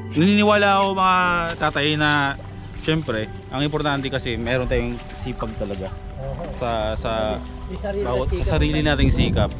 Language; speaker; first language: Filipino; non-native, local second language; Aklanon